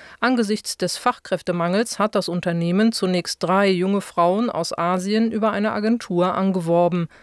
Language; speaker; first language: German; native; German